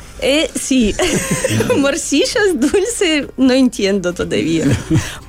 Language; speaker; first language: Spanish; non-native, learner; Russian